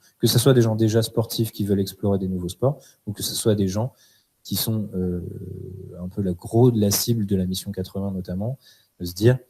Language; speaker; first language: French; native; French